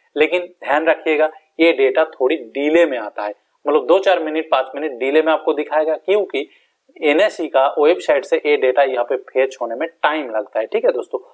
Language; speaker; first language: Hindi; non-native, local second language; Bangla